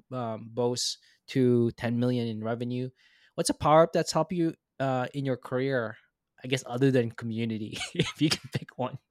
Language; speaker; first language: English; non-native, local second language; Filipino